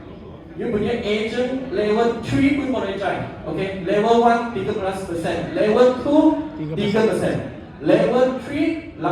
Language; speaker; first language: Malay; non-native, local second language; Chinese